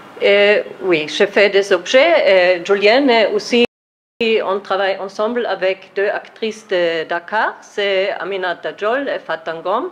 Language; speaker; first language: French; non-native, learner; German